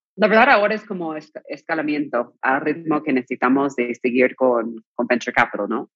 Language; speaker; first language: Spanish; non-native, fluent; English